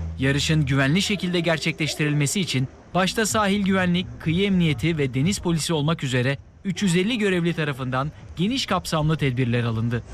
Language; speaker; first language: Turkish; native; Turkish